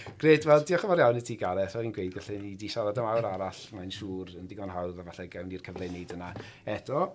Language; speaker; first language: Welsh; native; Welsh